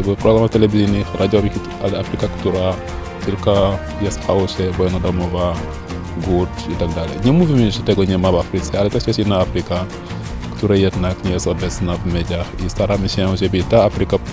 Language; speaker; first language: Polish; non-native, fluent; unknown